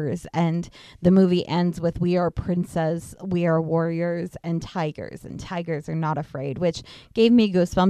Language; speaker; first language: English; native; English